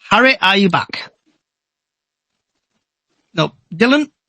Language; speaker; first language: English; native; English